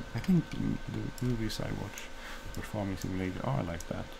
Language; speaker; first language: English; non-native, fluent; Swedish